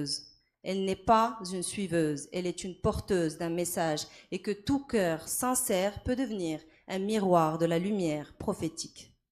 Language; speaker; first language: French; non-native, local second language; Arabic